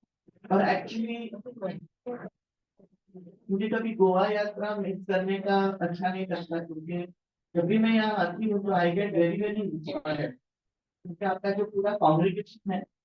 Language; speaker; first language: Hindi; non-native, local second language; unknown